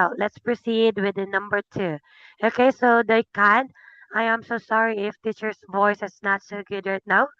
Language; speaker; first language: English; non-native, fluent; Filipino